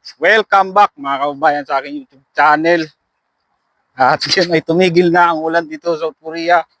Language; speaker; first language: Filipino; native; Filipino